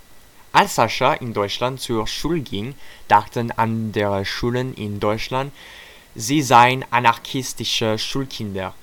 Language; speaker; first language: German; non-native, learner; French